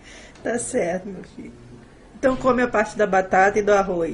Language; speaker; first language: Portuguese; native; Portuguese